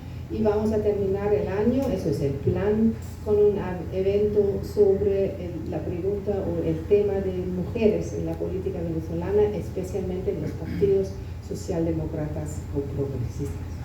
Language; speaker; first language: Spanish; non-native, fluent; German